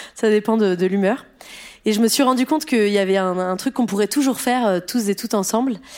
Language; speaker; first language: French; native; French